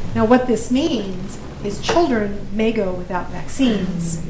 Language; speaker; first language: English; native; English